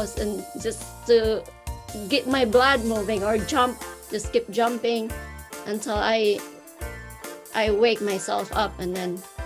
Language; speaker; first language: English; non-native, local second language; Filipino